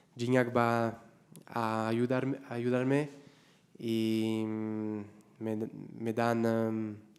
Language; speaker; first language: Spanish; non-native, learner; French